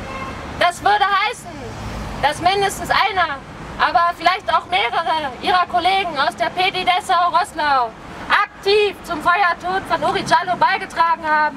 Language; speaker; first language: German; native; German